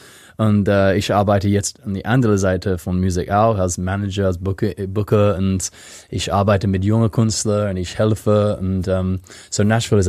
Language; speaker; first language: German; non-native, fluent; English